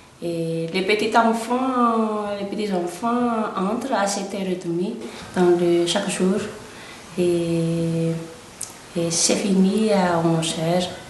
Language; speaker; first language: French; non-native, local second language; Malagasy